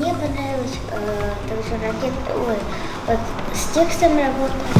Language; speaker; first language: Russian; non-native, local second language; Kazakh